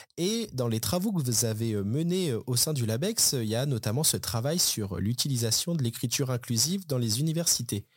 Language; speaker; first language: French; native; French